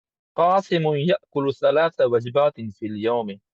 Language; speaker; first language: Arabic; non-native, learner; English